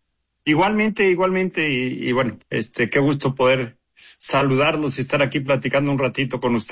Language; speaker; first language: Spanish; native; Spanish